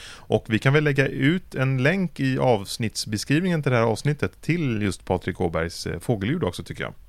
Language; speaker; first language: Swedish; native; Swedish